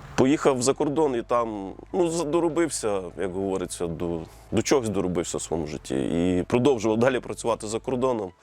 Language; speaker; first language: Ukrainian; native; Ukrainian